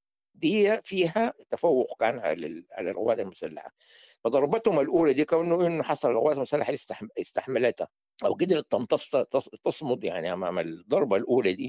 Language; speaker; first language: Arabic; native; Arabic